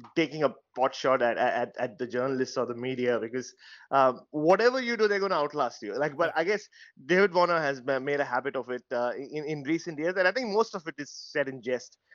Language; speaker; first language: English; non-native, local second language; Tamil